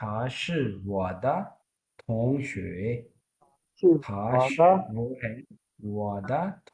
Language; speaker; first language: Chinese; non-native, fluent; Urdu